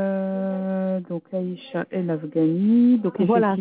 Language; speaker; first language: French; native; French